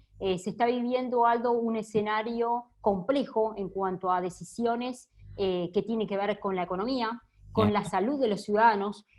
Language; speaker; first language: Spanish; native; Spanish